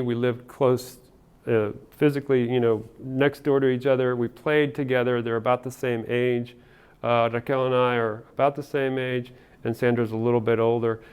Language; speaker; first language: English; early bilingual, other home language; Spanish